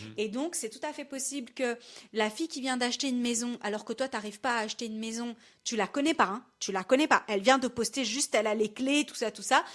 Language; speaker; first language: French; native; French